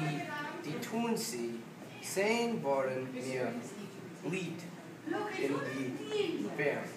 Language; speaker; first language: German; non-native, learner; English